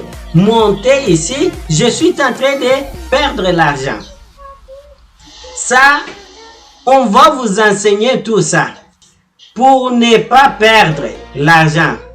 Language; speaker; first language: French; non-native, fluent; Portuguese